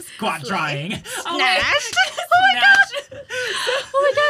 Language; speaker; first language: English; early bilingual, other home language; Chinese